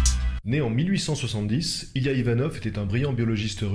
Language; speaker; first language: French; native; French